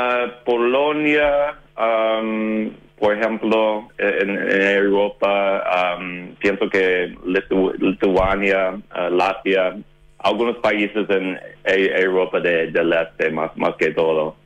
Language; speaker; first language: Spanish; non-native, fluent; English